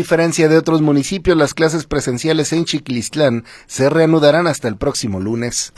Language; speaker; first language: Spanish; native; Spanish